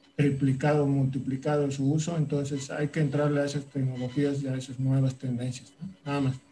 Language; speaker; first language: Spanish; native; Spanish